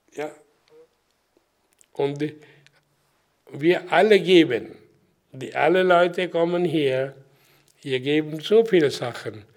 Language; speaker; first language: German; non-native, learner; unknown